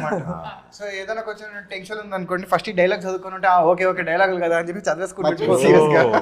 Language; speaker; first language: Telugu; native; Telugu